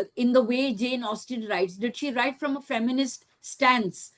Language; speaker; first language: English; non-native, local second language; Gujarati